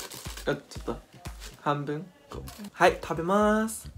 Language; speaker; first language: Japanese; non-native, learner; English